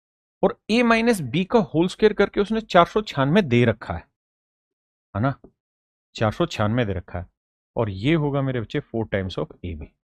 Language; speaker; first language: Hindi; native; Hindi